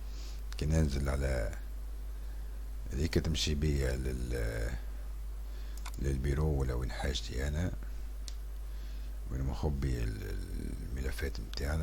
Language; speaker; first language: Arabic; native; Arabic